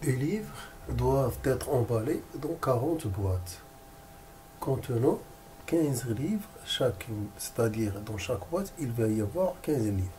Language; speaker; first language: French; non-native, local second language; Arabic